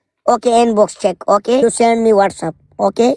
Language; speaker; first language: English; non-native, learner; Urdu